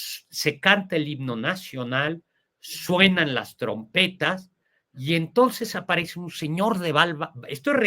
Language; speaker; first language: Spanish; native; Spanish